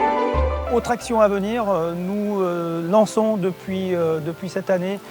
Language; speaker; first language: French; native; French